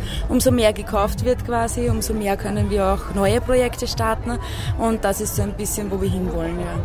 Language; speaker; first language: German; native; German